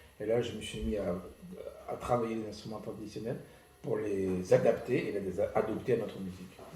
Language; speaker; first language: French; early bilingual, other home language; Malagasy